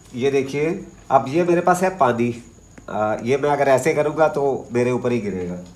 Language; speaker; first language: Urdu; native; Urdu